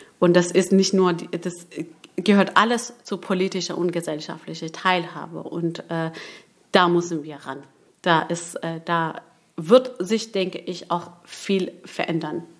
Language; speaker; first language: German; early bilingual, other home language; Persian